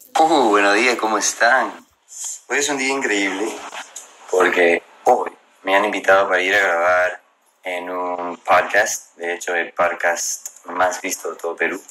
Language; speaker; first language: Spanish; non-native, fluent; English